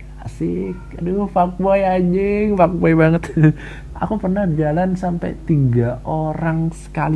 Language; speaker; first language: Indonesian; native; Indonesian